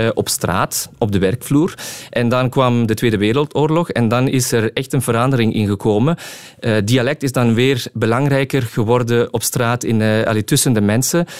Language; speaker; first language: Dutch; non-native, local second language; German